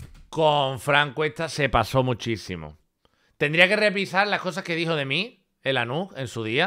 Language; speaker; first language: Spanish; native; Spanish